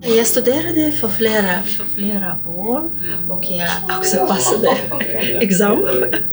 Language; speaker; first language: Swedish; non-native, learner; Russian